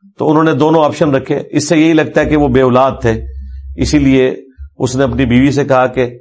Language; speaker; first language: Urdu; non-native, local second language; Punjabi